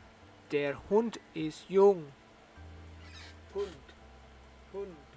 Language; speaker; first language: German; non-native, learner; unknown